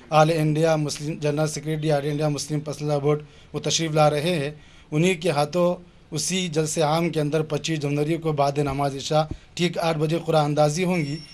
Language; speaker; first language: Urdu; native; Urdu